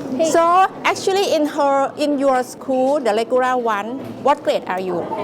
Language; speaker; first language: English; non-native, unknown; Thai